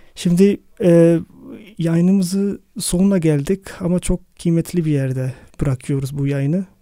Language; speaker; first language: Turkish; non-native, fluent; Arabic